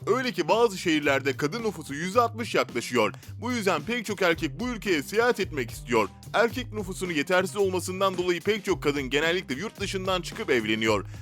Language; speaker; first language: Turkish; native; Turkish